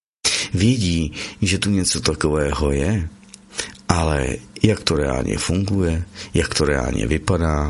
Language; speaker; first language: Czech; native; Czech